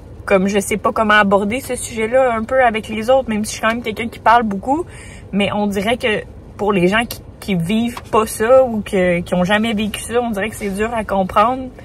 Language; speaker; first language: French; native; French